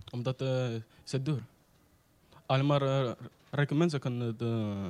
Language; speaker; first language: Dutch; non-native, learner; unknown